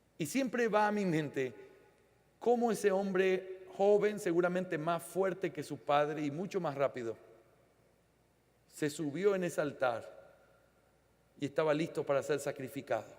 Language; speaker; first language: Spanish; native; Spanish